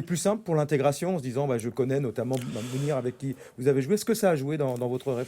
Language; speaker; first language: French; native; French